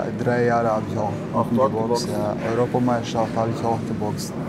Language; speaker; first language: German; non-native, learner; Chechen